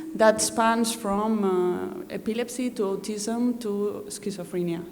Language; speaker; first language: English; non-native, fluent; Spanish